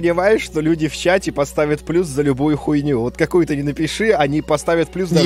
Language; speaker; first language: Russian; native; Russian